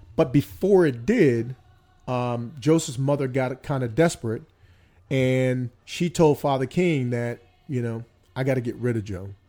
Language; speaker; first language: English; early bilingual, other home language; Korean